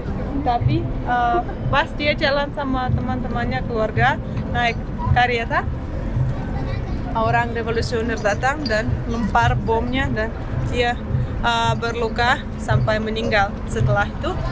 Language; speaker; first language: Indonesian; non-native, fluent; Russian